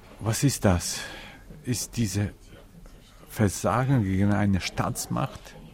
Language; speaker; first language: German; non-native, fluent; Ukrainian